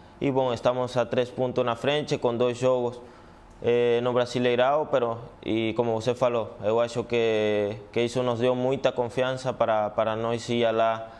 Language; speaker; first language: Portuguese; non-native, fluent; Spanish